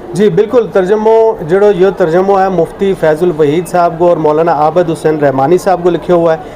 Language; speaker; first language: Urdu; non-native, local second language; Gujari